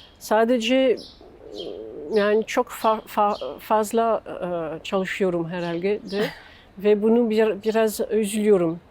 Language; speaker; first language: Turkish; non-native, fluent; French